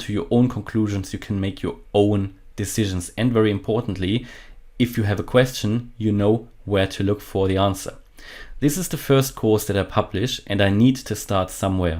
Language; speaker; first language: English; non-native, fluent; German